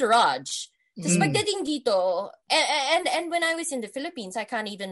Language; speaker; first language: English; non-native, local second language; Filipino